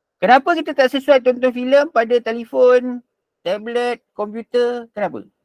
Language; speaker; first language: Malay; native; Malay